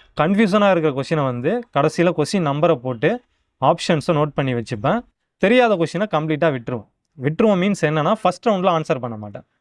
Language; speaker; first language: Tamil; native; Tamil